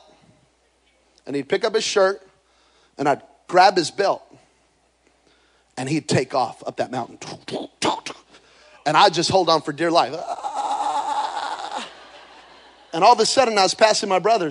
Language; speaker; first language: English; native; English